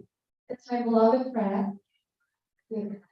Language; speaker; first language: English; non-native, learner; Indonesian